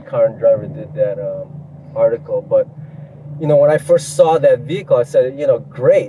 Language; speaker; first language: English; native; English